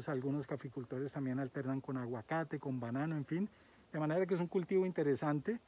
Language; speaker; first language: Spanish; native; Spanish